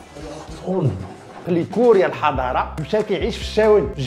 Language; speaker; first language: Arabic; native; Arabic